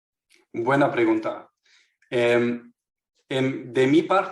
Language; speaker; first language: Spanish; non-native, fluent; German